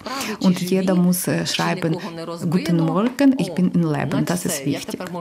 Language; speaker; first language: German; non-native, learner; Ukrainian